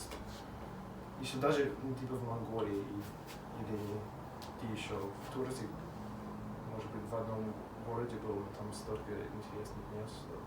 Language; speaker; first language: Russian; non-native, fluent; English